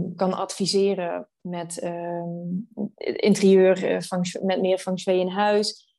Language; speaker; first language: Dutch; native; Dutch